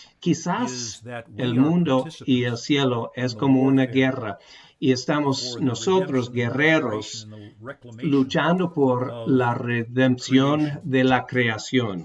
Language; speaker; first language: Spanish; non-native, fluent; English